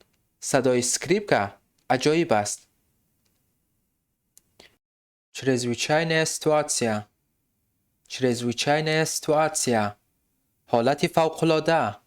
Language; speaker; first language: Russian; non-native, fluent; Tajik